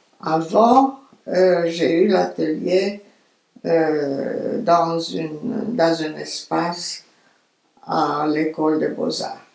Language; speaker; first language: French; non-native, fluent; Romanian